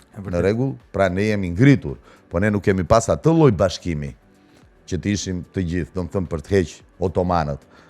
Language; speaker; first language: Albanian; native; Albanian